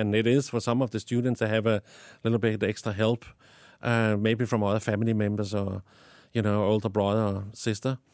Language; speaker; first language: English; non-native, fluent; Danish